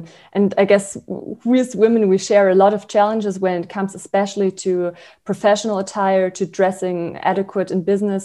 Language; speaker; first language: English; non-native, fluent; German